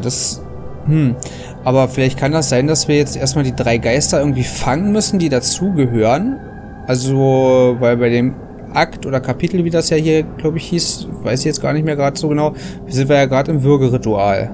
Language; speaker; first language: German; native; German